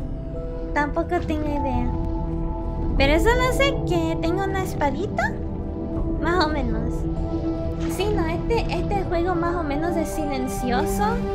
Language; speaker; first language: Spanish; non-native, learner; English